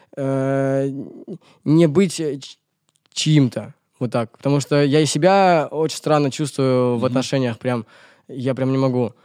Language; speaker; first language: Russian; native; Russian